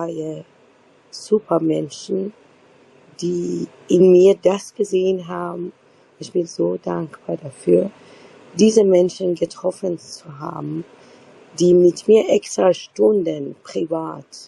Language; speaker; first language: German; non-native, fluent; Persian